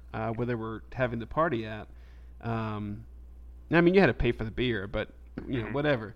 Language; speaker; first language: English; native; English